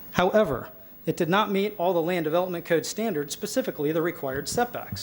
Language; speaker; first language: English; native; English